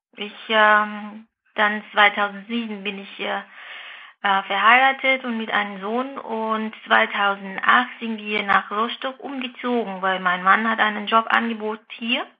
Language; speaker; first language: German; non-native, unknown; Vietnamese